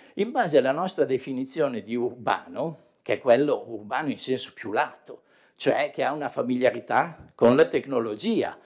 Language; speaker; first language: Italian; native; Italian